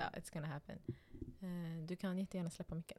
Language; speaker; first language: Swedish; non-native, local second language; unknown